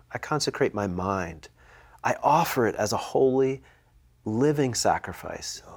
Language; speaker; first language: English; native; English